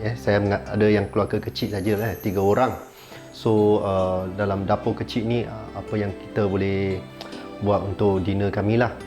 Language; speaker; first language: Malay; non-native, local second language; Chinese